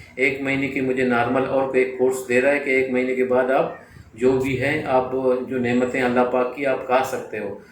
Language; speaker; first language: Urdu; non-native, local second language; Baluchi